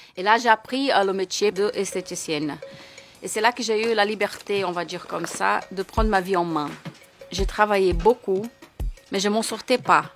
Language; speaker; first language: French; non-native, fluent; Portuguese